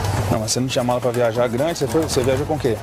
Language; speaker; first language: Portuguese; native; Portuguese